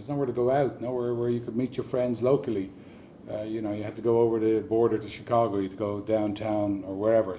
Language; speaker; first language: English; native; English